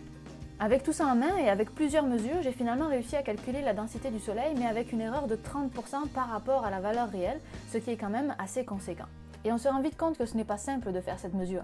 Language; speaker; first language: French; native; French